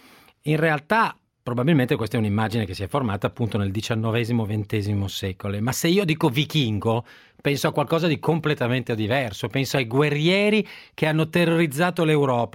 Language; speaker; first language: Italian; native; Italian